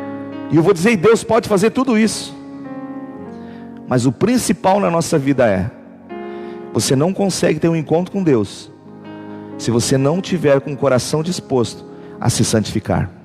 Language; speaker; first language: Portuguese; native; Portuguese